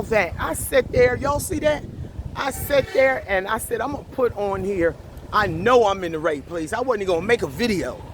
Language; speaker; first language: English; native; English